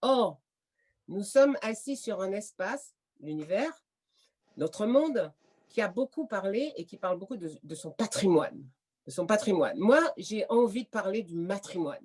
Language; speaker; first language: French; native; French